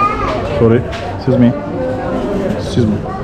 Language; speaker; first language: English; non-native, learner; Turkish